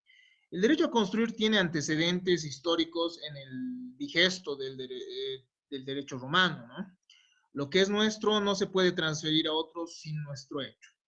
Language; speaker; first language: Spanish; native; Spanish